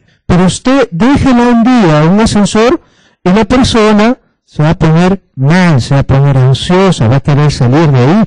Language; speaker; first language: Spanish; native; Spanish